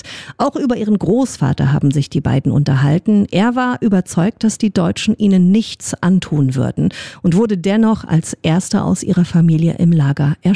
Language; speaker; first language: German; native; German